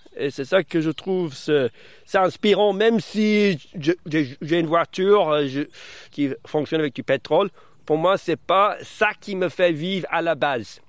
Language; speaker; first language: French; early bilingual, other home language; English